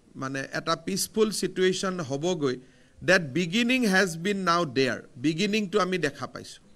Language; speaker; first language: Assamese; native; Assamese